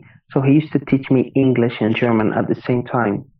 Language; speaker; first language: English; non-native, fluent; Arabic